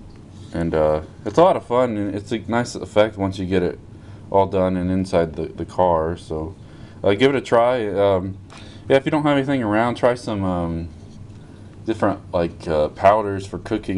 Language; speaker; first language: English; native; English